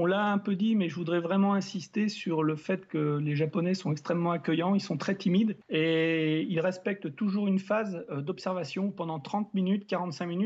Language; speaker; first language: French; native; French